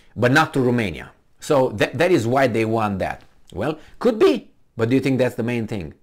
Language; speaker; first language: English; non-native, fluent; Romanian